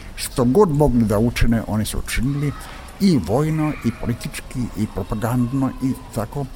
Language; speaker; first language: Serbian; native; Serbian